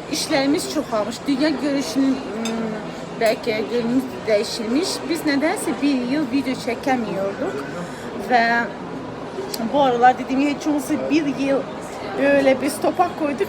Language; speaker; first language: Turkish; non-native, learner; Azerbaijani